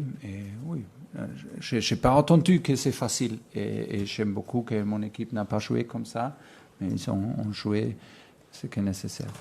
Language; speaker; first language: French; non-native, fluent; German